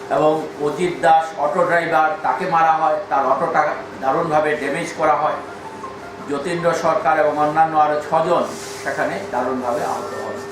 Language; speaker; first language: Bangla; native; Bangla